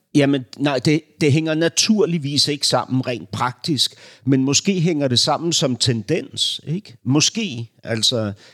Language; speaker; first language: Danish; early bilingual, other home language; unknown